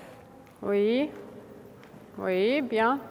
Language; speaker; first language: French; non-native, fluent; German